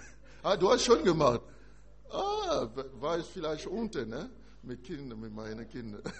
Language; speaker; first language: German; non-native, learner; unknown